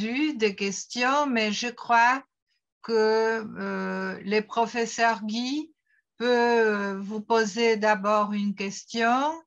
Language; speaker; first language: French; non-native, fluent; Portuguese